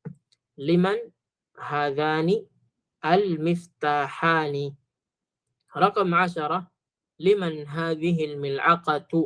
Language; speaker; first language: Arabic; non-native, fluent; Filipino